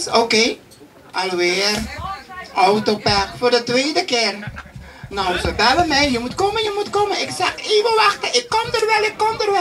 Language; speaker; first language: Dutch; non-native, local second language; Papiamento